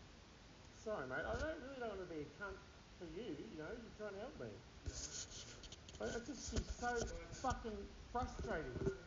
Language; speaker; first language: English; native; English